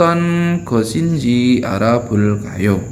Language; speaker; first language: Korean; non-native, fluent; Indonesian